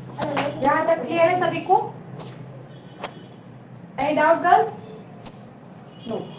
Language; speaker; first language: Hindi; native; Hindi